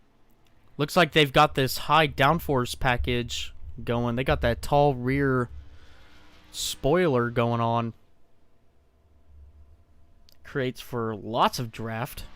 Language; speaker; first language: English; native; English